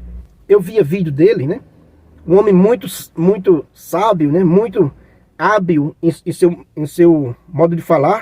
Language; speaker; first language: Portuguese; native; Portuguese